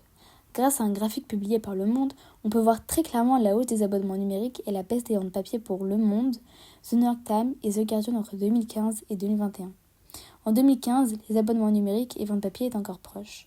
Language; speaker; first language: French; native; French